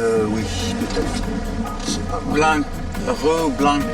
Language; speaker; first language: French; non-native, fluent; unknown